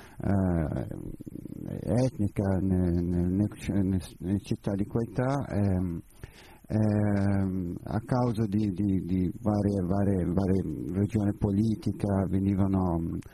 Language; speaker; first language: Italian; non-native, learner; Persian